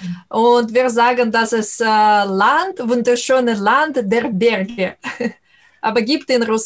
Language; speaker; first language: German; non-native, learner; Russian